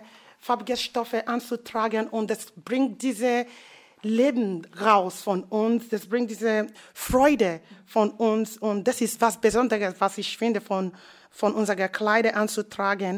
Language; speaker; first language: German; non-native, fluent; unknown